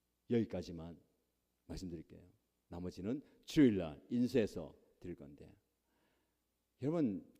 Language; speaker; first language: Korean; native; Korean